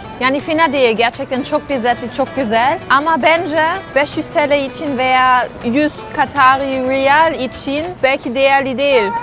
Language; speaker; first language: Turkish; non-native, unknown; German